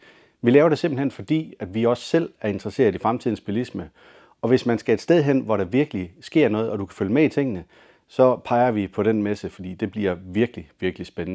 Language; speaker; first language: Danish; native; Danish